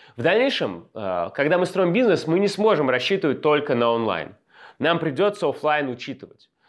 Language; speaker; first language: Russian; native; Russian